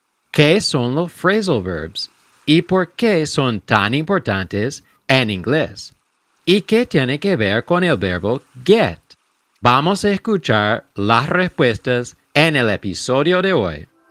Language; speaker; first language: Spanish; native; Spanish